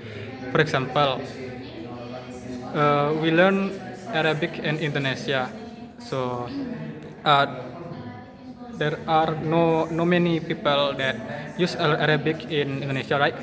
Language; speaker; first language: English; non-native, learner; Indonesian